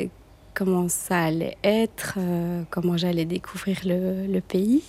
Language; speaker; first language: French; native; French